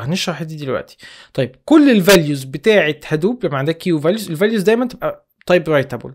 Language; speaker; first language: Arabic; native; Arabic